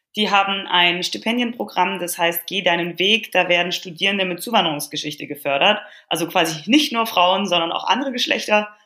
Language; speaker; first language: German; early bilingual, other home language; Polish